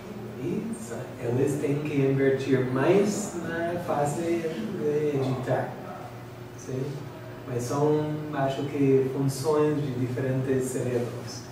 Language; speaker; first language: Portuguese; non-native, learner; English